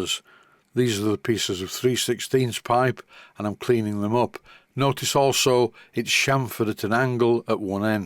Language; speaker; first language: English; native; English